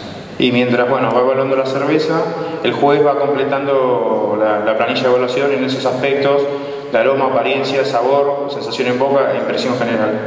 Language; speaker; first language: Spanish; native; Spanish